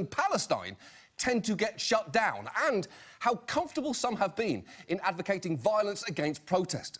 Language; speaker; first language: English; native; English